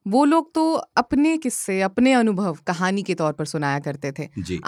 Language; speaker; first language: Hindi; native; Hindi